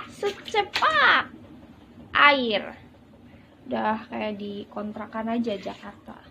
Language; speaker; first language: Indonesian; native; Indonesian